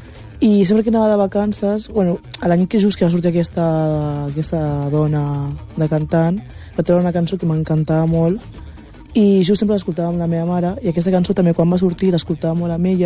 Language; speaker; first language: Catalan; early bilingual, other home language; Wolof